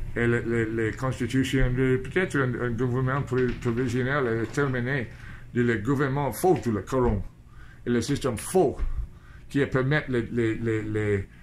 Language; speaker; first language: French; non-native, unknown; English